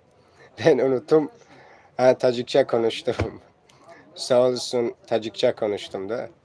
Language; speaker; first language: Turkish; non-native, learner; Tajik